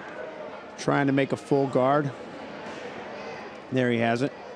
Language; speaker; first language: English; native; English